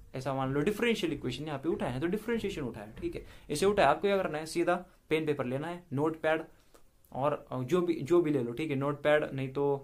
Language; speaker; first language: Hindi; non-native, local second language; Marathi